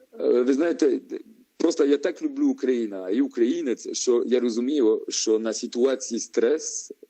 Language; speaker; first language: Ukrainian; non-native, learner; French